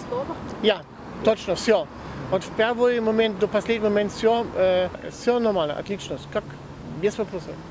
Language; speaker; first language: Russian; non-native, learner; German